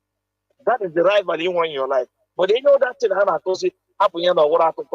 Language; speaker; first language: English; non-native, local second language; Igbo